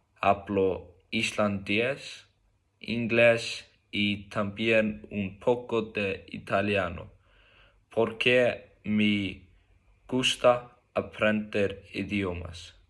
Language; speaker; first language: Spanish; non-native, learner; Icelandic